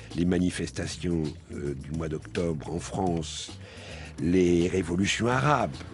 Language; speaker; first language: French; native; French